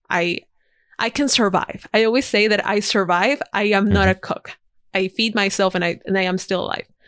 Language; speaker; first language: English; non-native, fluent; Spanish